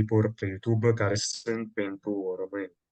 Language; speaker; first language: Romanian; non-native, fluent; Italian